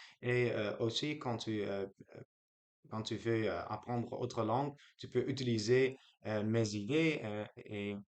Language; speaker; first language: French; non-native, learner; Dutch